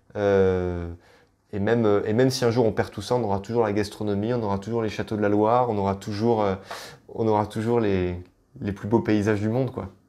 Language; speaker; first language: French; native; French